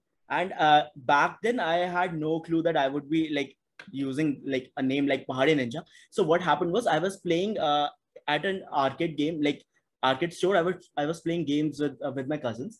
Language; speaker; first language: English; non-native, local second language; Hindi